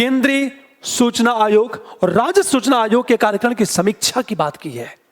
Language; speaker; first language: Hindi; native; Hindi